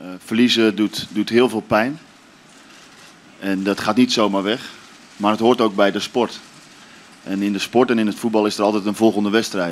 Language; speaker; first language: Dutch; native; Dutch